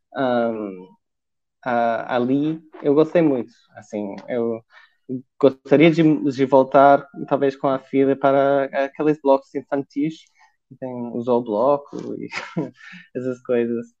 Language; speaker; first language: Portuguese; non-native, fluent; English